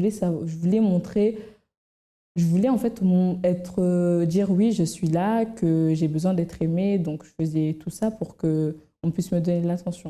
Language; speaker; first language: French; native; French